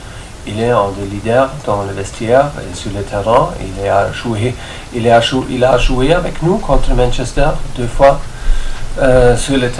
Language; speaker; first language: French; non-native, fluent; German